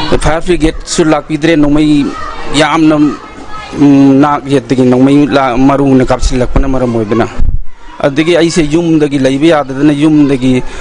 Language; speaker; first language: Manipuri; native; Manipuri